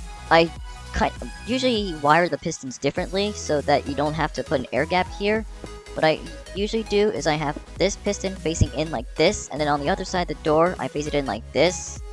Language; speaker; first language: English; native; English